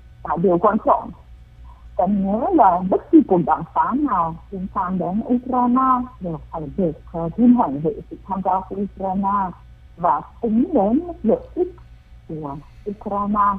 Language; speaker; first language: Vietnamese; non-native, fluent; Ukrainian